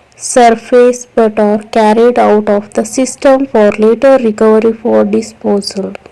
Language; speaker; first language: English; non-native, local second language; Kannada